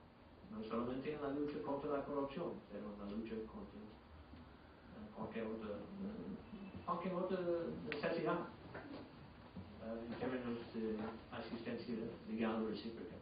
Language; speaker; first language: Spanish; non-native, fluent; English